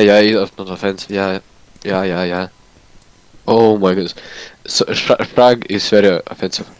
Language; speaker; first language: English; non-native, learner; Russian